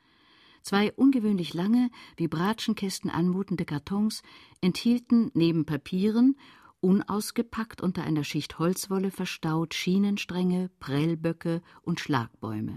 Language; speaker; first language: German; native; German